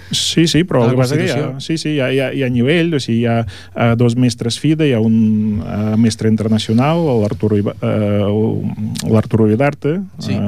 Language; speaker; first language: Catalan; non-native, fluent; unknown